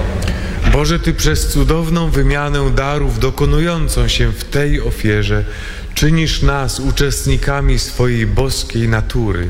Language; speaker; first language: Polish; native; Polish